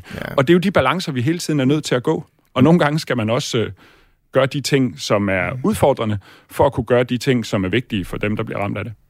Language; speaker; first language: Danish; native; Danish